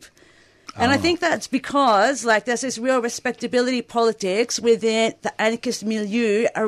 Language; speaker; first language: English; native; English